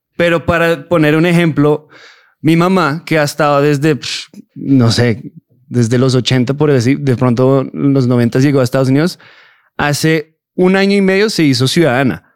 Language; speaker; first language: Spanish; early bilingual, heritage; Spanish